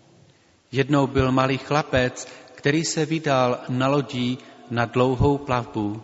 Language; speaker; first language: Czech; native; Czech